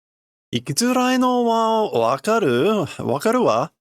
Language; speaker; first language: Japanese; non-native, learner; English